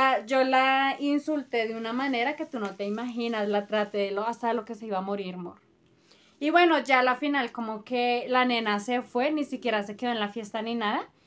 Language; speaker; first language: Spanish; native; Spanish